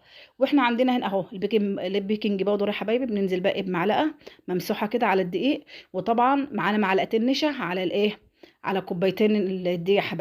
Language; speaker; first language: Arabic; native; Arabic